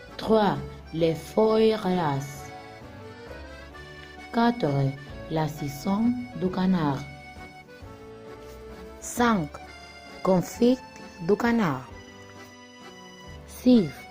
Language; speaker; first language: French; non-native, learner; Spanish